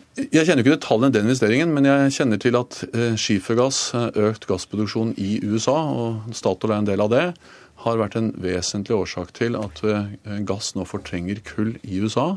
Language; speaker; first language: Norwegian; native; Norwegian